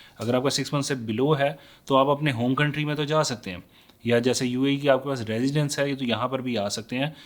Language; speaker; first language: Urdu; native; Urdu